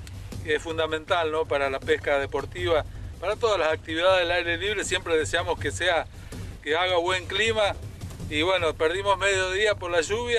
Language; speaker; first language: Spanish; native; Spanish